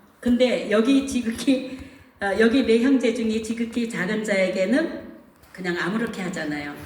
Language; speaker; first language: Korean; native; Korean